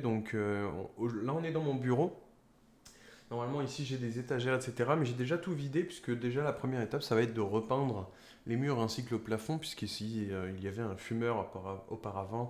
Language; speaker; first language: French; native; French